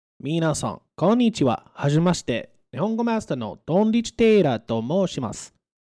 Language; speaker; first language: Japanese; non-native, learner; English